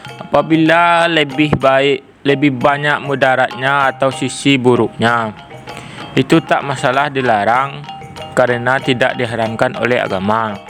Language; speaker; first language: Malay; non-native, local second language; Minangkabau